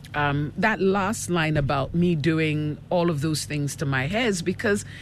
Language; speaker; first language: English; non-native, local second language; Akan